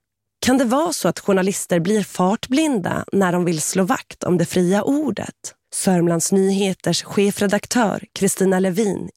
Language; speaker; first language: Swedish; native; Swedish